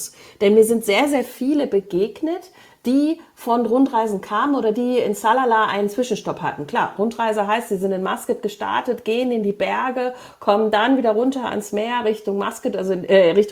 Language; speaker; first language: German; native; German